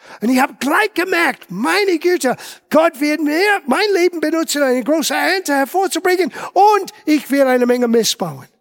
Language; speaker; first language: German; non-native, fluent; English